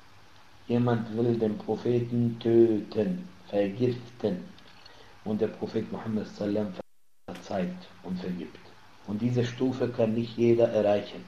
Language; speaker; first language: German; non-native, fluent; Arabic